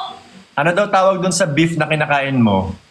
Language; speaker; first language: Filipino; native; Filipino